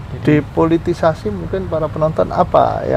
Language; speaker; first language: Indonesian; native; Indonesian